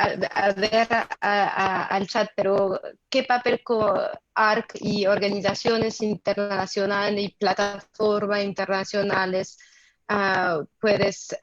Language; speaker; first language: Spanish; non-native, fluent; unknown